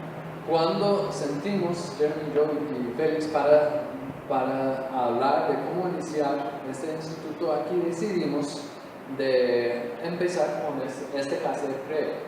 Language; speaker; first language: Spanish; non-native, fluent; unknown